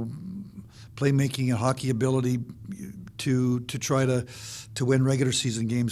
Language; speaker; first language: English; native; English